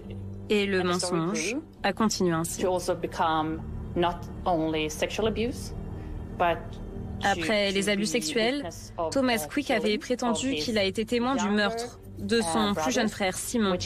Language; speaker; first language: French; native; French